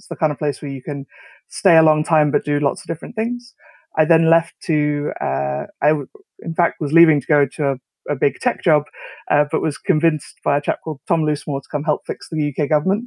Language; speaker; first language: English; native; English